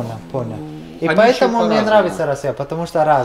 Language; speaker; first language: Russian; non-native, learner; Italian